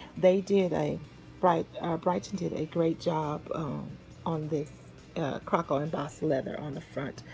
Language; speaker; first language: English; native; English